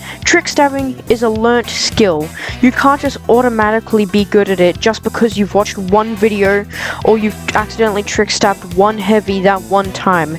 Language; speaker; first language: English; native; English